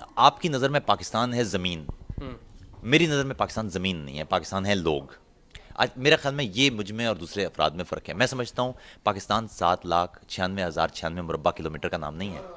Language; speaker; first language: Urdu; non-native, local second language; Punjabi